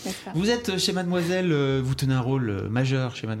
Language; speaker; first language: French; native; French